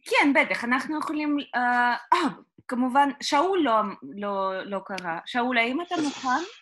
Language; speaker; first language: Hebrew; non-native, fluent; Russian